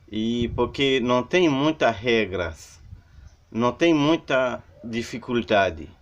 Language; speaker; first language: Portuguese; non-native, learner; Haitian Creole